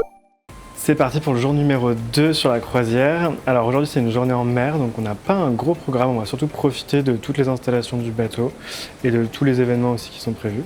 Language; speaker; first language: French; native; French